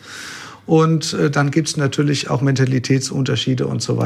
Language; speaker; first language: German; native; German